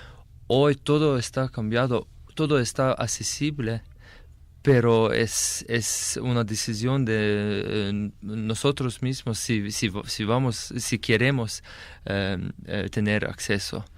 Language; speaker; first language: Spanish; non-native, fluent; Slovenian